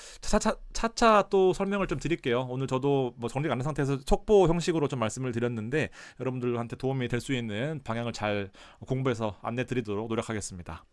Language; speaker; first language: Korean; native; Korean